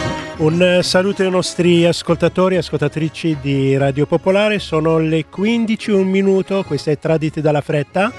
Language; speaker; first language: Italian; native; Italian